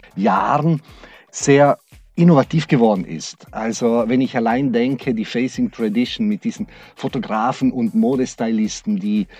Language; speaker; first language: German; native; German